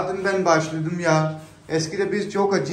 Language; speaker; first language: Turkish; non-native, learner; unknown